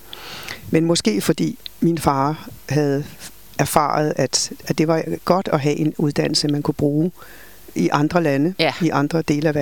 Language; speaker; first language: Danish; native; Danish